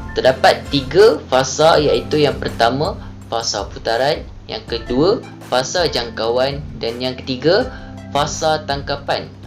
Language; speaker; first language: Malay; native; Malay